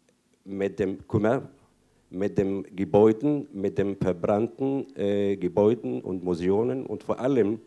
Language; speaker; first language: German; non-native, fluent; Arabic